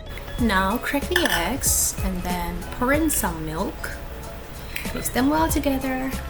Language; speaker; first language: English; non-native, local second language; Indonesian